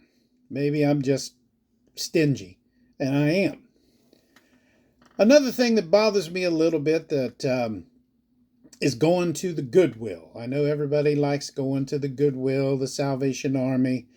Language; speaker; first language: English; native; English